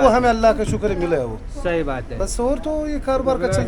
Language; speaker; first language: Hindi; non-native, fluent; Pashto